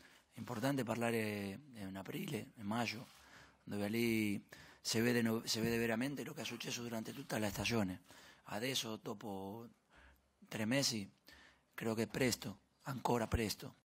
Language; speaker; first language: Italian; non-native, fluent; Spanish